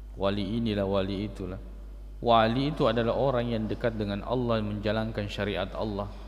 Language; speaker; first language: Malay; non-native, local second language; Buginese